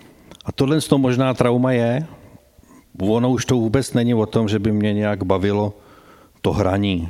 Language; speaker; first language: Czech; native; Czech